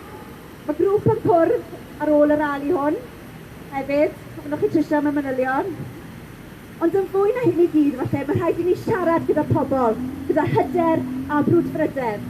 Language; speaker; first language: Welsh; native; Welsh